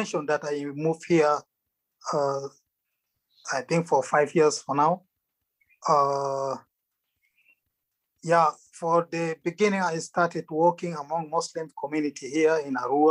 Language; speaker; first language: English; non-native, fluent; Arabic